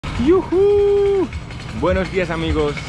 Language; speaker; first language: Spanish; non-native, learner; Greek